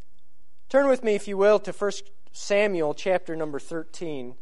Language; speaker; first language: English; native; English